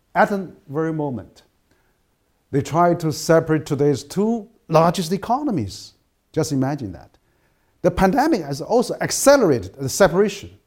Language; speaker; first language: English; non-native, fluent; Chinese